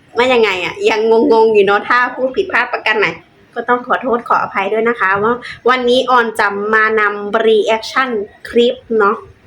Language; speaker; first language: Thai; native; Thai